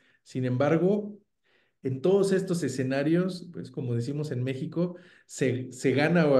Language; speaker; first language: Spanish; native; Spanish